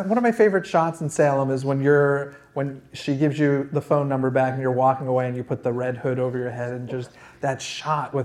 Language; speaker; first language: English; native; English